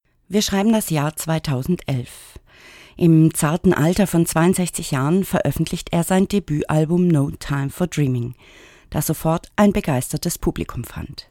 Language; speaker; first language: German; native; German